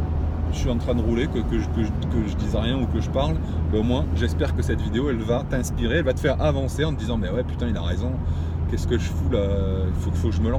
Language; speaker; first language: French; native; French